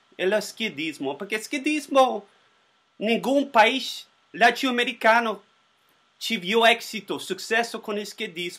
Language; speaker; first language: Portuguese; non-native, learner; Spanish